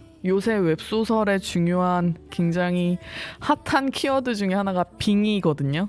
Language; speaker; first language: Korean; native; Korean